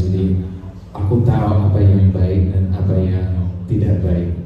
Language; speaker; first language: Indonesian; non-native, fluent; English